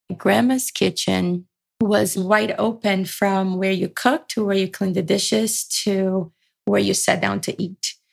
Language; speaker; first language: English; early bilingual, other home language; Portuguese